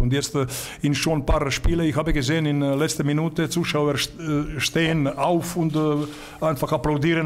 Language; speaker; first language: German; non-native, learner; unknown